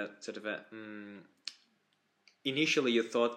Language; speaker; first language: English; non-native, fluent; Russian